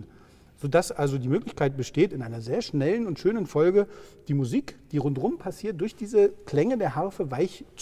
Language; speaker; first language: German; native; German